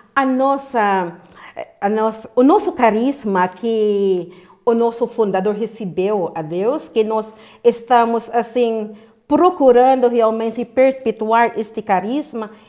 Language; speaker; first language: Portuguese; non-native, fluent; Filipino